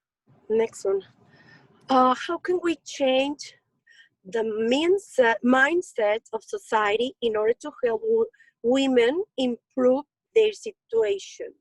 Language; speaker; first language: English; non-native, learner; Spanish